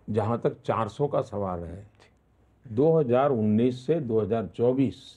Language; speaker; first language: Hindi; non-native, local second language; Gujarati